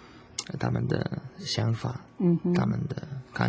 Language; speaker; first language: Chinese; non-native, learner; Slovak